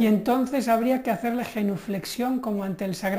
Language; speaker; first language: Spanish; native; Spanish